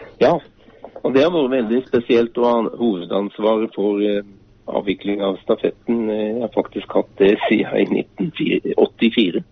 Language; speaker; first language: Norwegian; native; Norwegian